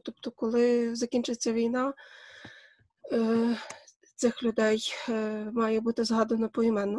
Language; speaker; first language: Ukrainian; native; Ukrainian